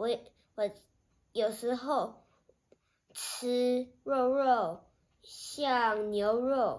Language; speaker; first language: Chinese; early bilingual, heritage; Chinese